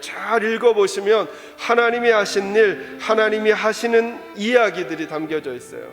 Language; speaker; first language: Korean; native; Korean